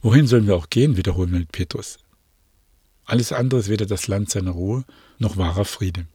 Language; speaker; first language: German; native; German